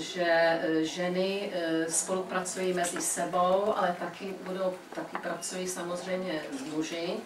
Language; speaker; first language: Czech; early bilingual, heritage; Czech